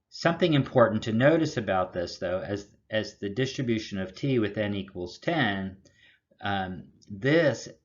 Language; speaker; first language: English; native; English